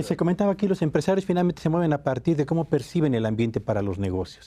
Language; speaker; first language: Spanish; native; Spanish